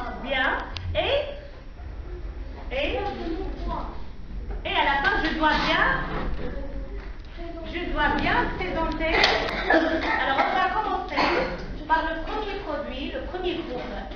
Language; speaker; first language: French; non-native, local second language; Arabic